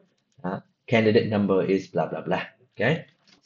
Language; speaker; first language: English; non-native, fluent; Vietnamese